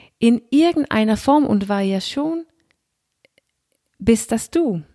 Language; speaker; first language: German; non-native, fluent; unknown